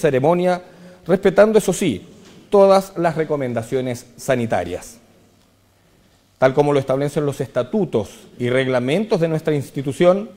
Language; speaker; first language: Spanish; native; Spanish